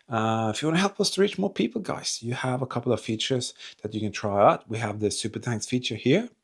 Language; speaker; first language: English; non-native, fluent; Norwegian